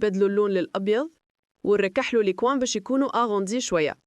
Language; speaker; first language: Arabic; native; Arabic